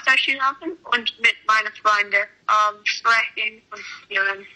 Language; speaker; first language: German; early bilingual, heritage; English